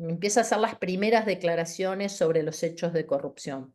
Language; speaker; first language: Spanish; native; Spanish